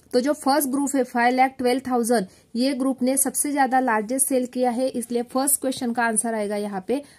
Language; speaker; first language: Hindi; non-native, local second language; Marathi